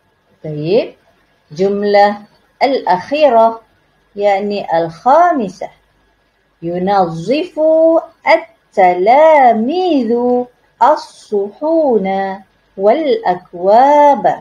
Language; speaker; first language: Arabic; non-native, learner; Malay